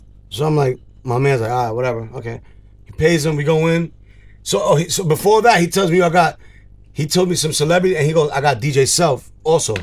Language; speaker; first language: English; early bilingual, other home language; Spanish